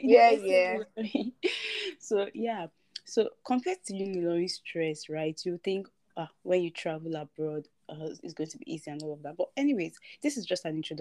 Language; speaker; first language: English; non-native, local second language; Yoruba